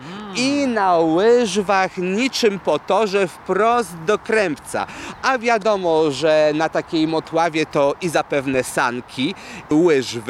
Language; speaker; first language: Polish; native; Polish